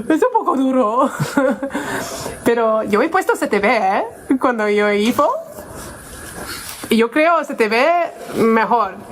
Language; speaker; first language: Spanish; non-native, learner; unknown